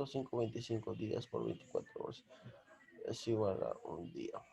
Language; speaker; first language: Spanish; native; Spanish